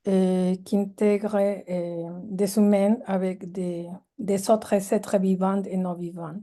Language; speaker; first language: French; non-native, fluent; Spanish